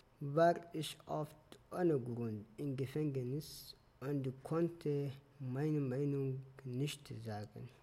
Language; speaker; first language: German; non-native, fluent; Tigrinya